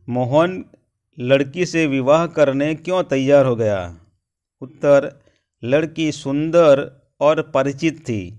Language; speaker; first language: Hindi; non-native, local second language; Gujarati